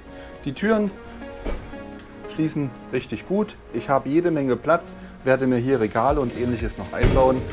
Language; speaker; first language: German; native; German